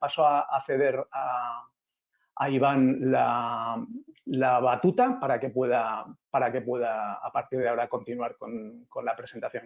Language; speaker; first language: Spanish; native; Spanish